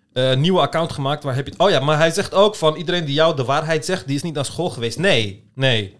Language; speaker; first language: Dutch; early bilingual, other home language; Turkish